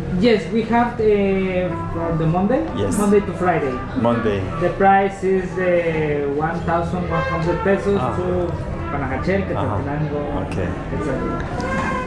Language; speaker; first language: English; non-native, learner; Spanish